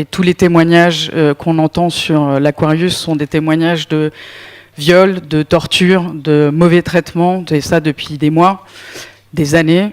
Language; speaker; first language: French; native; French